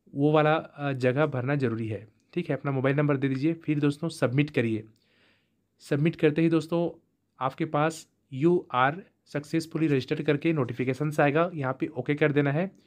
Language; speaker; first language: Hindi; native; Hindi